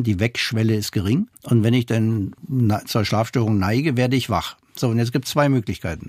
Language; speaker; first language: German; non-native, fluent; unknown